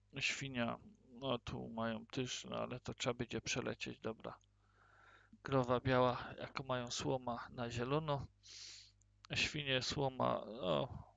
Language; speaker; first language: Polish; early bilingual, heritage; Polish